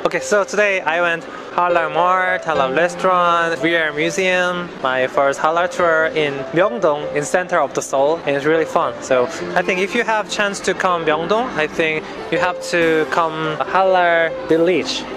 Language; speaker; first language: English; non-native, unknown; Korean